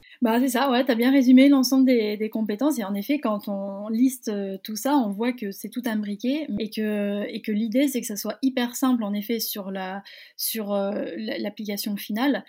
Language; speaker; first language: French; native; French